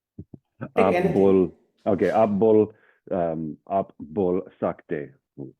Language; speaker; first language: Hindi; non-native, learner; English